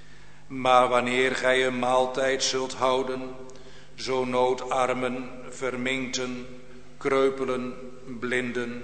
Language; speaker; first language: Dutch; native; Dutch